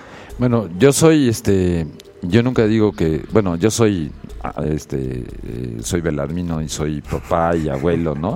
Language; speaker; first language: Spanish; native; Spanish